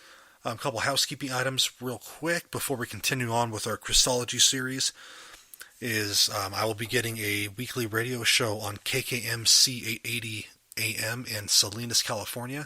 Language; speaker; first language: English; native; English